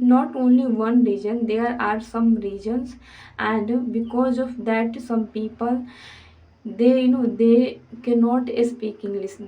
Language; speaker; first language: English; non-native, fluent; Hindi